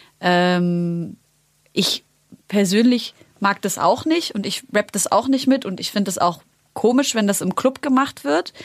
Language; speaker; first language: German; native; German